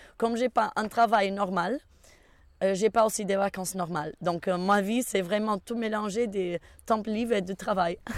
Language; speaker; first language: French; non-native, fluent; Portuguese